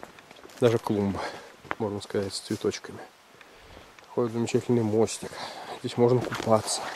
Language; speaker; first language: Russian; native; Russian